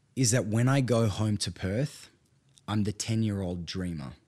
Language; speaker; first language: English; native; English